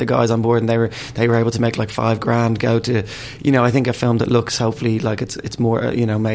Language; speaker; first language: English; native; English